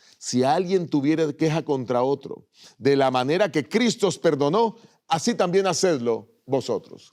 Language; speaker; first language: Spanish; native; Spanish